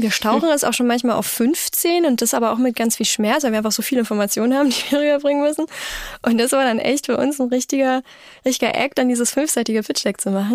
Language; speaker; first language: German; native; German